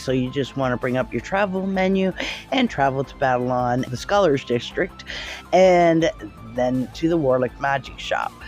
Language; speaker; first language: English; native; English